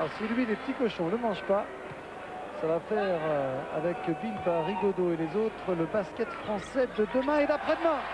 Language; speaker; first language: French; native; French